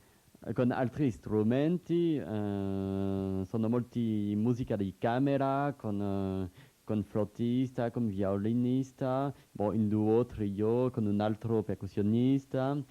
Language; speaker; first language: Italian; non-native, learner; French